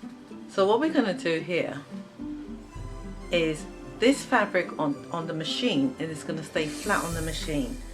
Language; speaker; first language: English; native; English